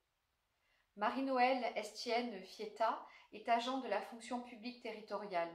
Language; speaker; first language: French; native; French